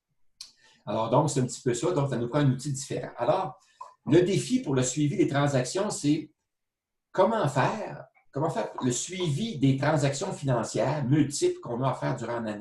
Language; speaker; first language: French; native; French